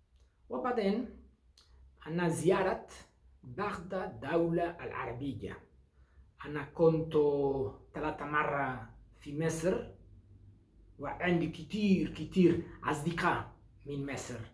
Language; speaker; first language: Arabic; non-native, learner; Basque